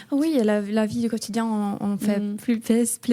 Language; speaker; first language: French; non-native, fluent; Finnish